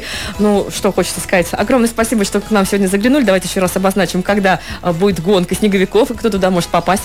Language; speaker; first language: Russian; native; Russian